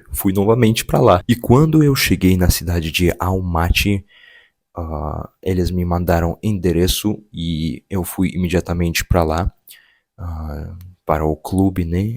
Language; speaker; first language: Portuguese; non-native, fluent; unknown